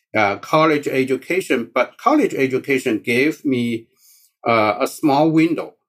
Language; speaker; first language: English; non-native, learner; Chinese